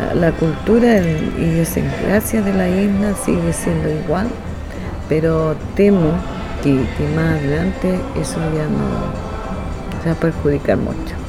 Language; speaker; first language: Spanish; non-native, local second language; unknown